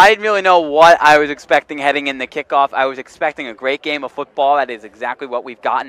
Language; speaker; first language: English; native; English